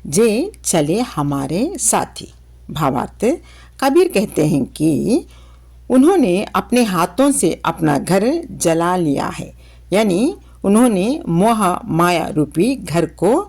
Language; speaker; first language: Hindi; non-native, local second language; Telugu